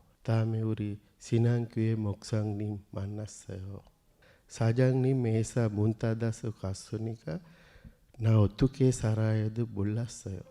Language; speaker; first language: Korean; non-native, learner; Sinhala